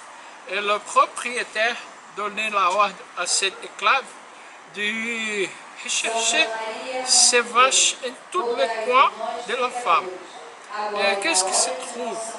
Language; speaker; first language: French; non-native, learner; Portuguese